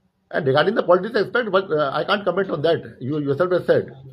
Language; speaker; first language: English; non-native, local second language; Hindi